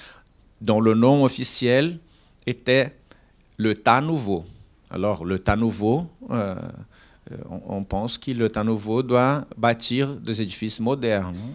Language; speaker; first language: French; non-native, fluent; Portuguese